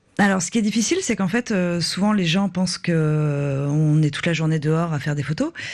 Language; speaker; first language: French; native; French